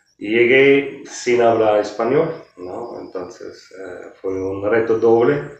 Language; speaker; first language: Spanish; non-native, fluent; German